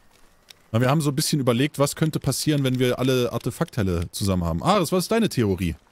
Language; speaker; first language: German; native; German